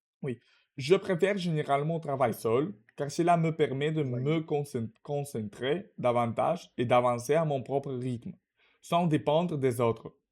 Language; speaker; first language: French; non-native, learner; Russian